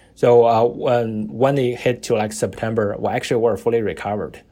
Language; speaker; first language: English; non-native, fluent; Chinese